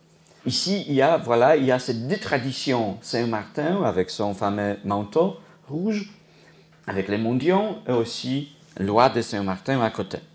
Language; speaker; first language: French; non-native, fluent; Polish